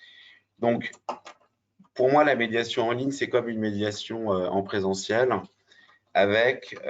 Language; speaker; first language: French; native; French